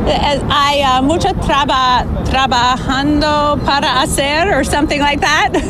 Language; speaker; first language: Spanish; non-native, learner; English